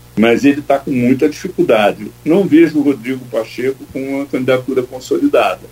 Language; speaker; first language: Portuguese; native; Portuguese